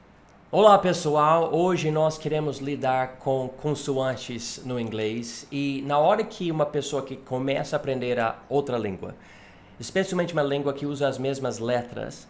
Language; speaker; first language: Portuguese; non-native, fluent; English